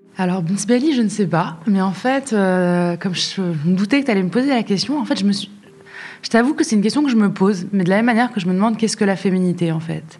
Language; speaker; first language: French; non-native, local second language; Arabic